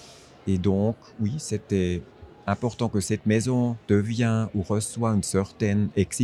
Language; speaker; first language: French; non-native, fluent; German